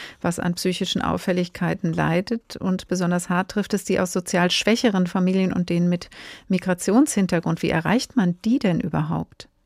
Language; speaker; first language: German; native; German